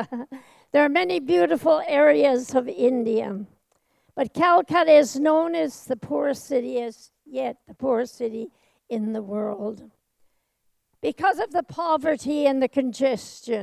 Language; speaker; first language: English; native; English